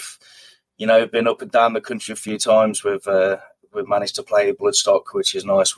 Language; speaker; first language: English; native; English